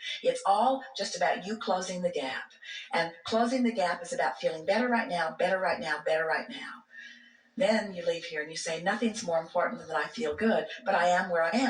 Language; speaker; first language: English; native; English